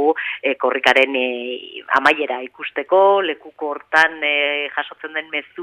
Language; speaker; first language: Basque; native; Basque